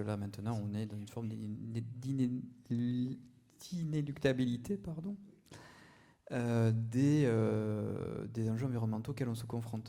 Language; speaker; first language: French; native; French